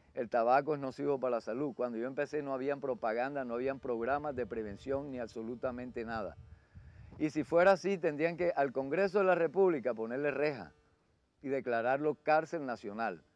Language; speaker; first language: Spanish; native; Spanish